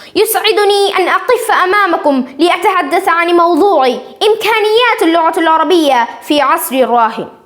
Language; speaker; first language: Arabic; non-native, learner; Malayalam